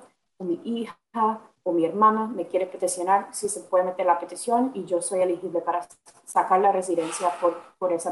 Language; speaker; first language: Spanish; non-native, fluent; English